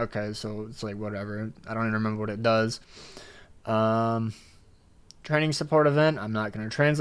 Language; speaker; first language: English; native; English